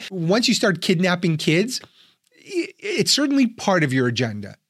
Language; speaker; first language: English; early bilingual, other home language; Russian